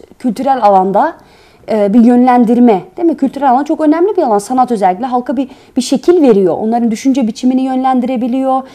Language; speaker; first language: Turkish; early bilingual, heritage; Turkish